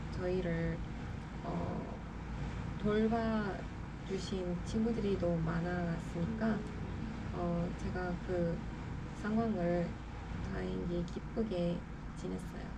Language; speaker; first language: Korean; non-native, fluent; Persian